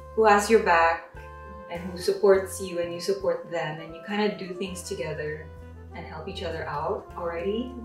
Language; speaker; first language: English; non-native, local second language; Filipino